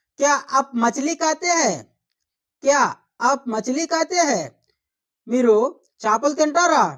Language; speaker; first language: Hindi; non-native, local second language; Telugu